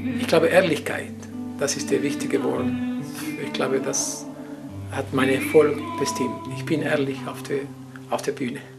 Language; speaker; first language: German; non-native, fluent; Spanish